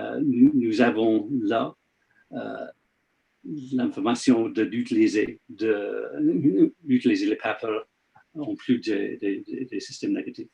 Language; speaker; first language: French; non-native, learner; English